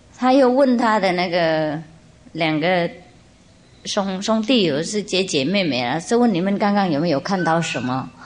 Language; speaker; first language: Chinese; non-native, fluent; Vietnamese